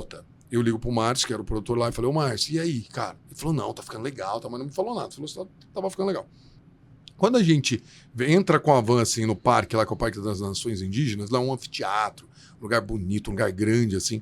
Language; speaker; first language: Portuguese; native; Portuguese